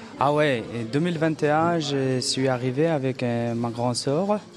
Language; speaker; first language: French; non-native, learner; Persian